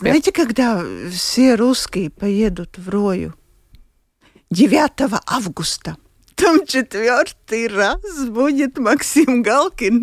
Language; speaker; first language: Russian; non-native, local second language; Latvian